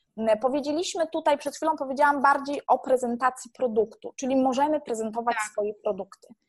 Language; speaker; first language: Polish; native; Polish